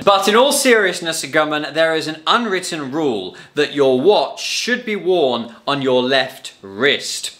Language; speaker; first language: English; native; English